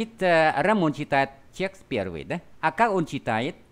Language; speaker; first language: Russian; non-native, fluent; Vietnamese